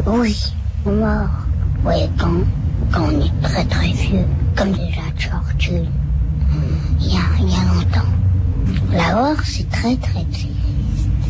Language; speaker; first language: French; early bilingual, other home language; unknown